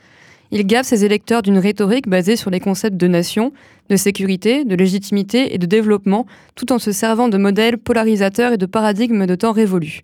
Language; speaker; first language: French; native; French